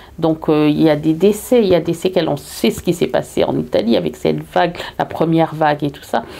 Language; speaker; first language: French; early bilingual, heritage; French